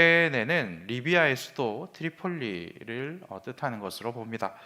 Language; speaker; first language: Korean; native; Korean